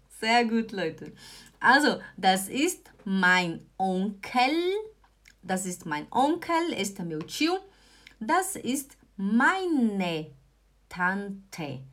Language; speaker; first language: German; non-native, fluent; Portuguese